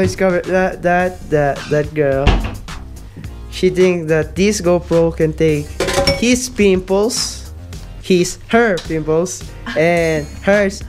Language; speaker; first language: English; non-native, learner; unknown